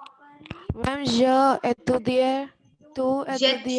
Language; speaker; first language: French; non-native, learner; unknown